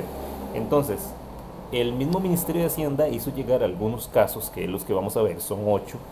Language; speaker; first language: Spanish; native; Spanish